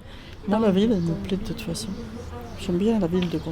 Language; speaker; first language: French; native; French